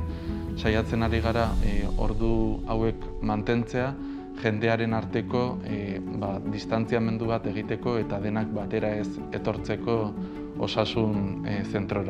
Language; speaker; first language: Basque; native; Basque